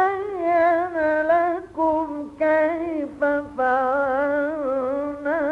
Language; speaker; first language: Arabic; native; Arabic